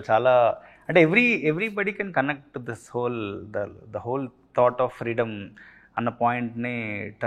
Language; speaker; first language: Telugu; native; Telugu